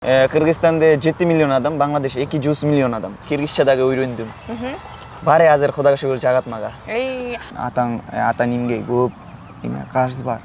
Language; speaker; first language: Kyrgyz; non-native, learner; Bangla